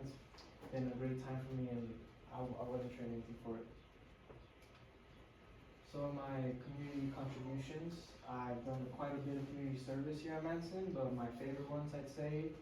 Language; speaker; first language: English; early bilingual, other home language; Spanish